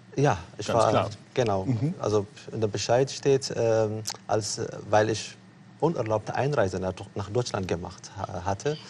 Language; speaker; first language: German; non-native, fluent; Tigrinya